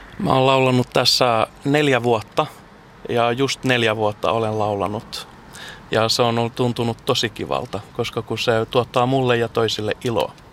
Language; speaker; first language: Finnish; early bilingual, heritage; Finnish